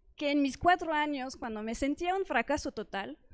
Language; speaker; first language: Spanish; non-native, fluent; French